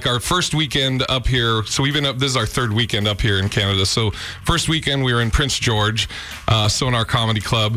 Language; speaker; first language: English; native; English